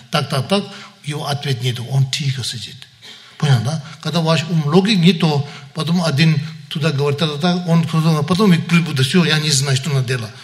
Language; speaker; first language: Russian; non-native, learner; Tibetan